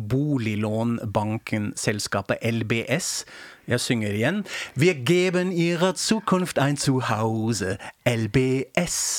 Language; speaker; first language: Norwegian; non-native, fluent; German